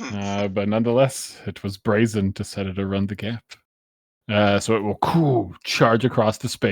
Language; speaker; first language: English; native; English